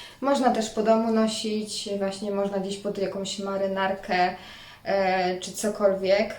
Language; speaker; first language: Polish; native; Polish